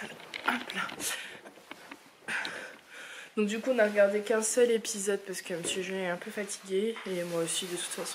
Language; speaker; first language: French; native; French